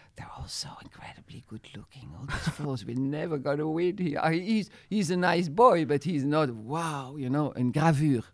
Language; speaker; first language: English; non-native, fluent; Dutch